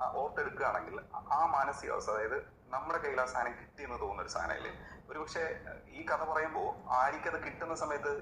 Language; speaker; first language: Malayalam; native; Malayalam